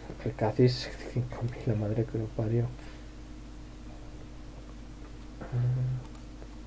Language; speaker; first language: Spanish; native; Spanish